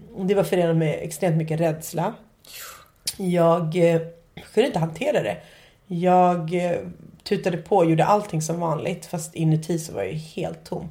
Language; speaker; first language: Swedish; native; Swedish